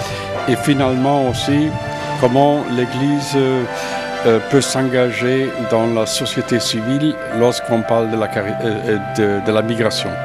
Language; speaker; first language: French; non-native, fluent; German